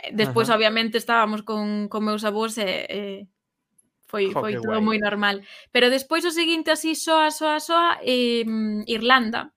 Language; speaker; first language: Galician; native; Galician